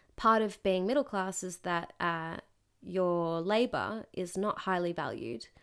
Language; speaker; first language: English; native; English